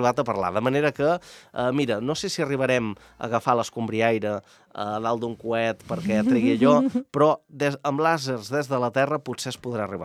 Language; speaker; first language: Catalan; native; Catalan